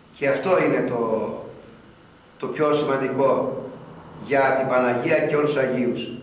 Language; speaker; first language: Greek; native; Greek